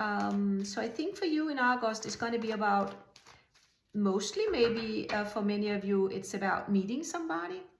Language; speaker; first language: English; non-native, fluent; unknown